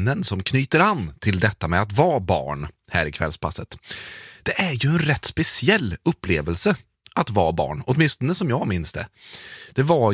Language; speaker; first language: Swedish; native; Swedish